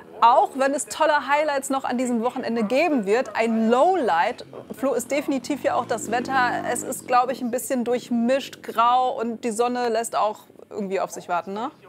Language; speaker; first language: German; native; German